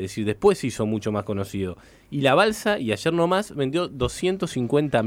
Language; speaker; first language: Spanish; native; Spanish